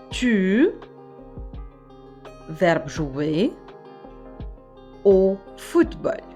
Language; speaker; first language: French; non-native, fluent; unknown